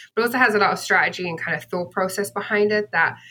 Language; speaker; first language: English; native; English